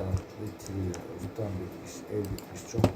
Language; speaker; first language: Turkish; native; Turkish